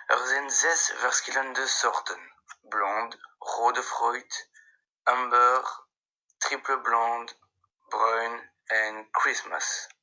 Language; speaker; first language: Dutch; non-native, learner; French